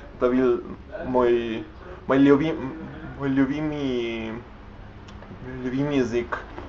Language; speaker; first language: Russian; non-native, learner; Spanish